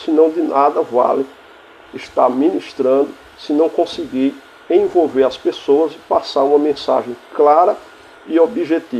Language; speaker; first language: Portuguese; native; Portuguese